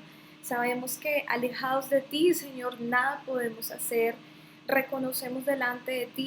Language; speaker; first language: Spanish; native; Spanish